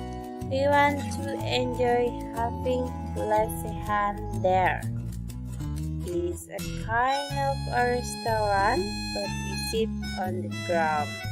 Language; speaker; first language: English; non-native, fluent; Indonesian